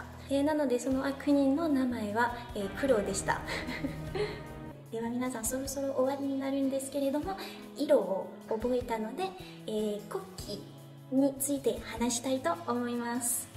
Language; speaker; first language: Japanese; non-native, fluent; French